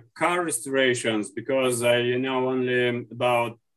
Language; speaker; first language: English; non-native, learner; Russian